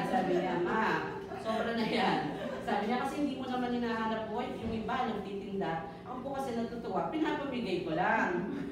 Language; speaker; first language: Filipino; non-native, local second language; Pampanga